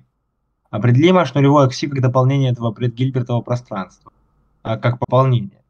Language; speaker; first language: Russian; native; Russian